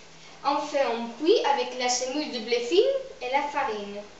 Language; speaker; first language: French; non-native, learner; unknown